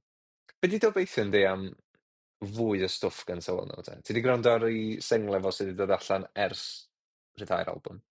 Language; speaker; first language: Welsh; native; Welsh